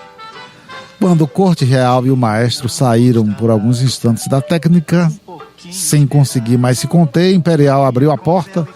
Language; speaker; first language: Portuguese; native; Portuguese